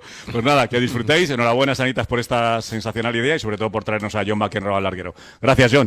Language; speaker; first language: Spanish; native; Spanish